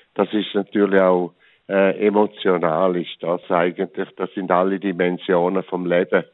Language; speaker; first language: German; native; German